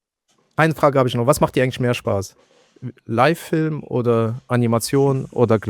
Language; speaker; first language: German; native; German